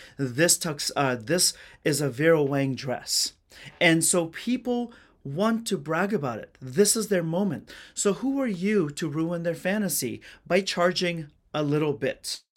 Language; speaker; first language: English; early bilingual, other home language; Persian